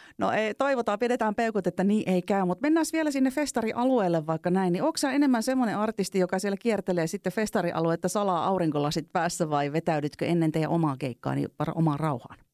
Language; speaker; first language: Finnish; native; Finnish